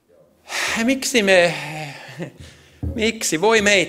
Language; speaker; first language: Finnish; native; Finnish